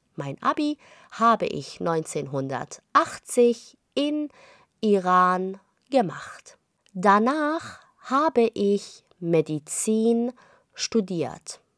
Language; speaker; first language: German; non-native, fluent; Persian